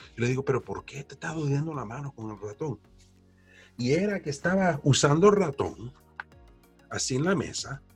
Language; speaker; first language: Spanish; early bilingual, heritage; Spanish